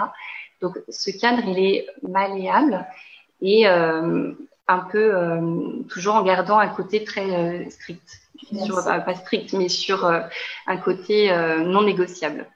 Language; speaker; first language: French; native; French